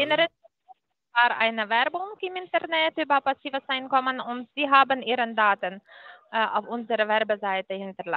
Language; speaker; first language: German; non-native, fluent; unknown